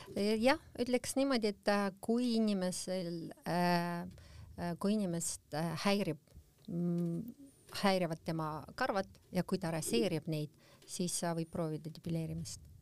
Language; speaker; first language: Estonian; non-native, local second language; Russian